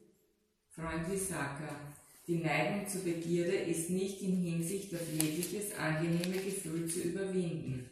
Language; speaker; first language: German; native; German